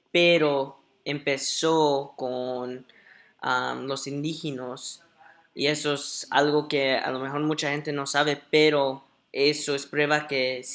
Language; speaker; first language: Spanish; early bilingual, heritage; Spanish